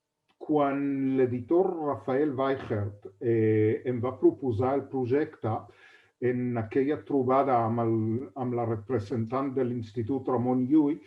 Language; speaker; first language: Catalan; non-native, fluent; Hebrew